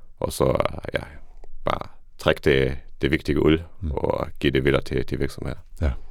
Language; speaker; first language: Danish; non-native, fluent; Luxembourgish